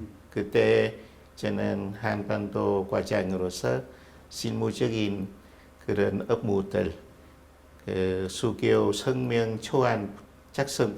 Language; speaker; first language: Korean; non-native, fluent; Vietnamese